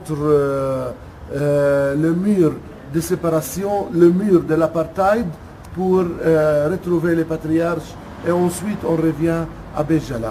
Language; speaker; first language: French; non-native, local second language; Arabic